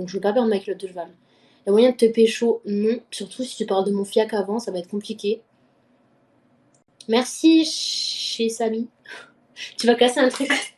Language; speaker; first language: French; native; French